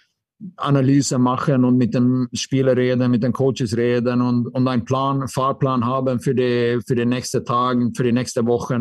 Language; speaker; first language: German; non-native, fluent; Swedish